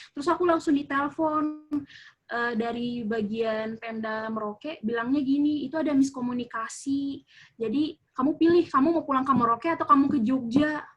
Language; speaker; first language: Indonesian; native; Indonesian